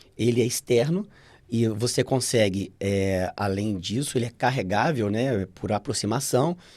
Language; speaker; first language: Portuguese; native; Portuguese